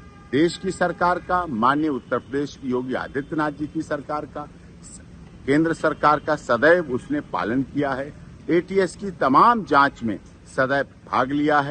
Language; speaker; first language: Hindi; native; Hindi